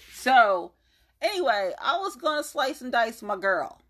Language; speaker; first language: English; native; English